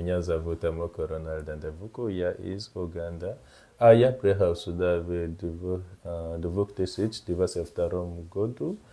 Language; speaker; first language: Russian; non-native, learner; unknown